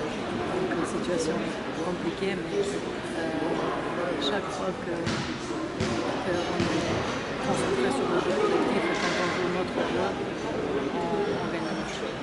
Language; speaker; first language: French; non-native, fluent; Serbian